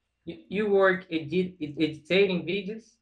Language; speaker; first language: English; non-native, learner; Portuguese